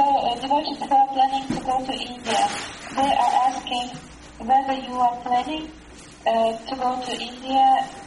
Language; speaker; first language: English; non-native, learner; Russian